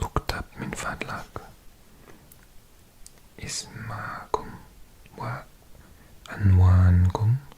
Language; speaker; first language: Arabic; non-native, learner; English